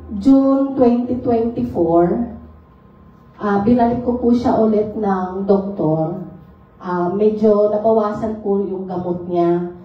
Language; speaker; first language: Filipino; non-native, local second language; Bikol